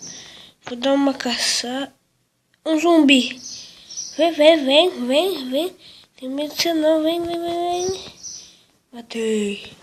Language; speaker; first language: Portuguese; native; Portuguese